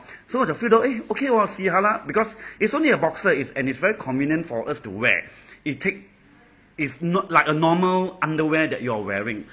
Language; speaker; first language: English; non-native, local second language; Cantonese